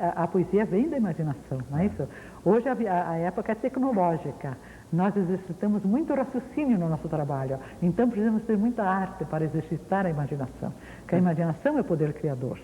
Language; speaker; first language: Portuguese; early bilingual, other home language; Ukrainian